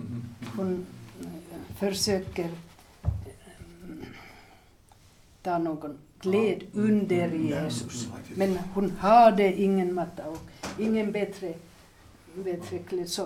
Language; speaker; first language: Swedish; non-native, fluent; Finnish